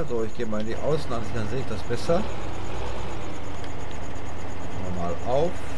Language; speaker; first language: German; native; German